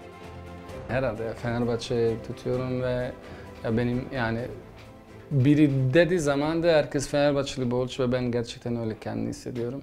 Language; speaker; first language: Turkish; non-native, fluent; Bosnian